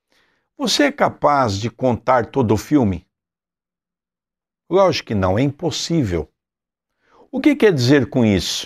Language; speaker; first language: Portuguese; native; Portuguese